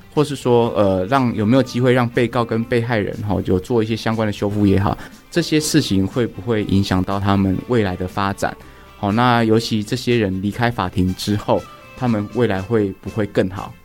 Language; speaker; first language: Chinese; native; Chinese